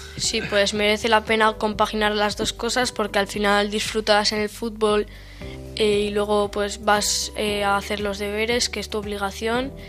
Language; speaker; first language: Spanish; native; Spanish